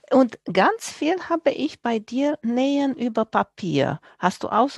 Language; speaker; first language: German; non-native, fluent; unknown